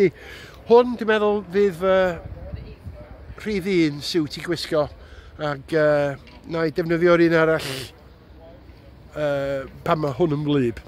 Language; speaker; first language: Welsh; non-native, local second language; English